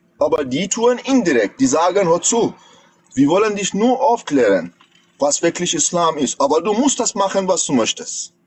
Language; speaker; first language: German; non-native, fluent; Persian